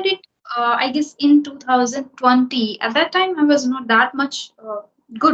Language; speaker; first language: English; non-native, local second language; Hindi